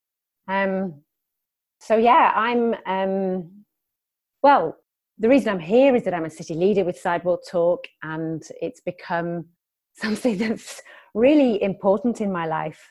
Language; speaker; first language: English; native; English